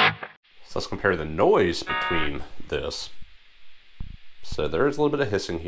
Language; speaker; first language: English; native; English